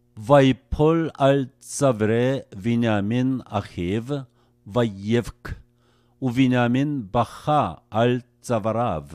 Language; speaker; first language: Hebrew; non-native, fluent; Korean